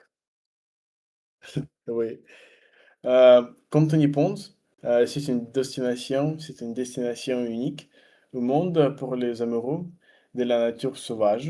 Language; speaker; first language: French; non-native, learner; Russian